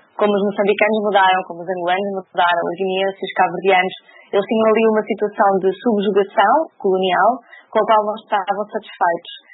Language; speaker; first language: Portuguese; native; Portuguese